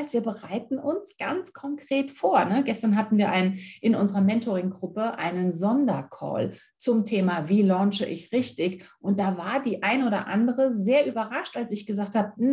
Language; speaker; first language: German; native; German